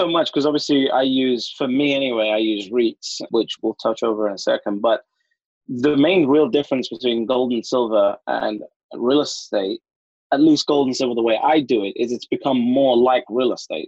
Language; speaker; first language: English; native; English